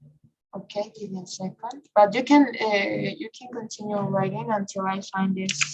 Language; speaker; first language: English; non-native, fluent; Spanish